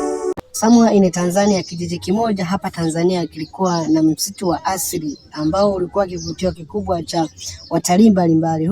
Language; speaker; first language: Swahili; native; Swahili